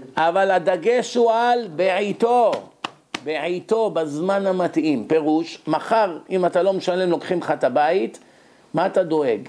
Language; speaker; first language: Hebrew; native; Hebrew